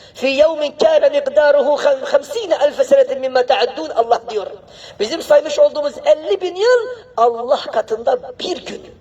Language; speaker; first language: Turkish; non-native, fluent; Arabic